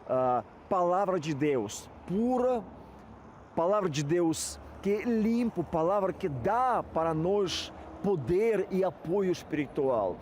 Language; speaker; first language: Portuguese; non-native, fluent; Russian